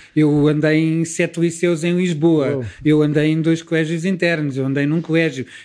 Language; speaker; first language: Portuguese; native; Portuguese